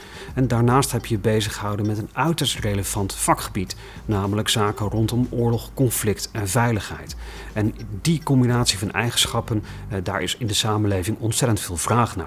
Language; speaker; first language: Dutch; native; Dutch